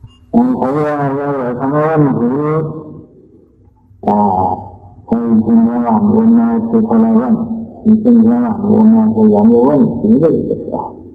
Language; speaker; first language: Chinese; native; Chinese